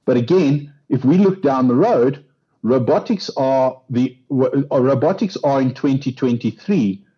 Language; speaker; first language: English; non-native, local second language; Afrikaans